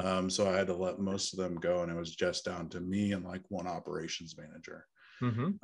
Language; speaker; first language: English; native; English